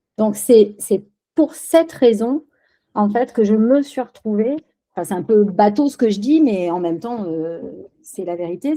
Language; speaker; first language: French; early bilingual, other home language; Spanish